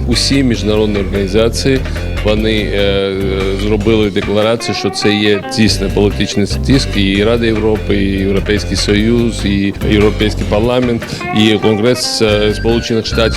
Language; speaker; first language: Ukrainian; non-native, learner; Georgian